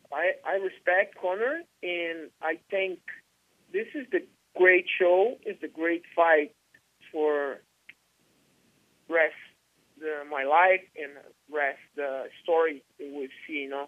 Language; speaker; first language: English; non-native, learner; Portuguese